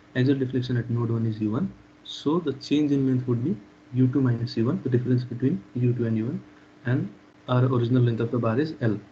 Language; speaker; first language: English; non-native, local second language; Nepali